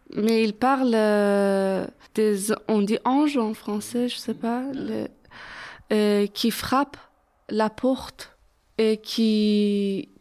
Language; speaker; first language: French; non-native, fluent; Persian